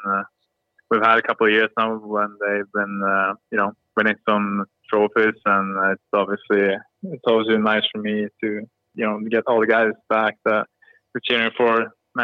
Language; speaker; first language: English; non-native, fluent; Swedish